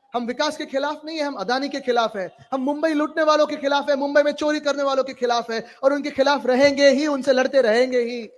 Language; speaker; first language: Hindi; non-native, local second language; Marathi